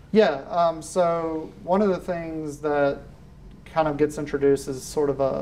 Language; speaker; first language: English; native; English